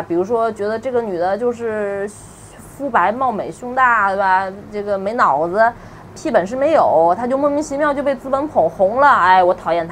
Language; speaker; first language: Chinese; native; Chinese